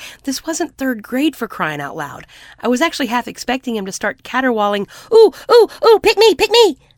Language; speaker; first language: English; native; English